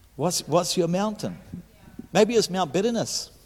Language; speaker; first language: English; native; English